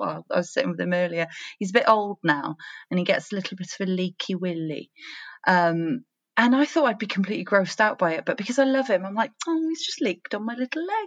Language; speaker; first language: English; native; English